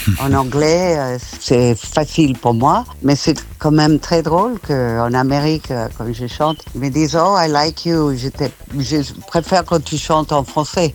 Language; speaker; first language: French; non-native, fluent; English